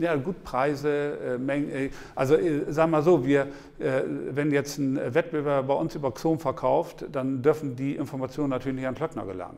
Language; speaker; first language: German; native; German